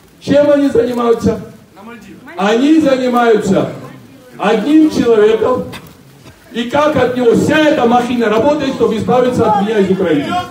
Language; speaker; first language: Russian; non-native, local second language; Georgian